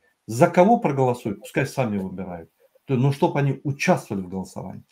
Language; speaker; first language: Russian; native; Russian